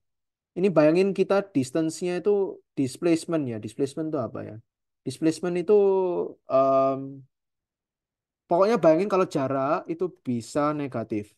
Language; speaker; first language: Indonesian; native; Indonesian